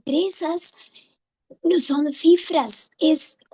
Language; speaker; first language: Spanish; non-native, fluent; Arabic